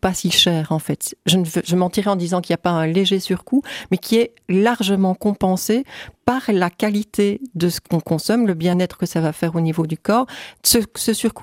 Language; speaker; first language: French; native; French